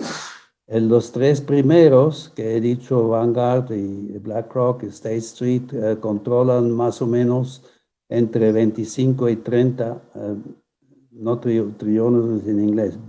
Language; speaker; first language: Spanish; non-native, fluent; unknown